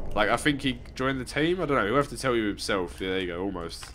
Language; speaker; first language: English; native; English